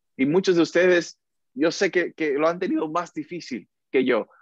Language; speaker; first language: Spanish; early bilingual, heritage; Spanish